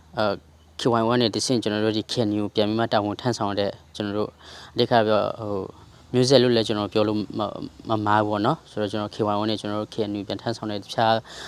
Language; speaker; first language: Burmese; non-native, local second language; S'gaw Karen